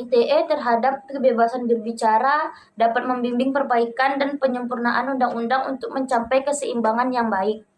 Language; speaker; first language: Indonesian; native; Indonesian